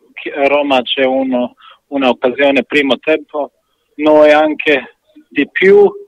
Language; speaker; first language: Italian; non-native, learner; Bosnian